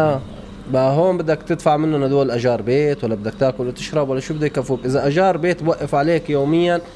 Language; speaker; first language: Arabic; native; Arabic